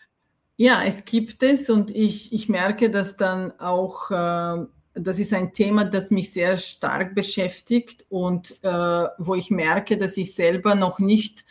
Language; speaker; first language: German; non-native, fluent; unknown